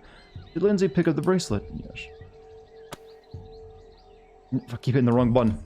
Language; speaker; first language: English; native; English